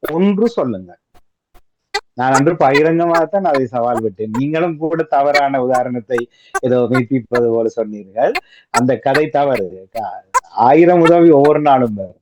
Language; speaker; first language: Tamil; native; Tamil